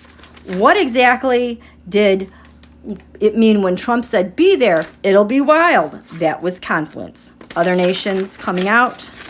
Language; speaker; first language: English; native; English